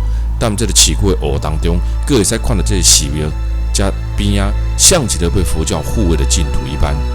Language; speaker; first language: Chinese; native; Chinese